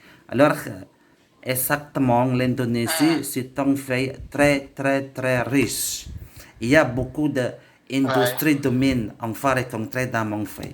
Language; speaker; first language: French; non-native, learner; Indonesian